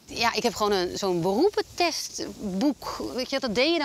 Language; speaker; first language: Dutch; native; Dutch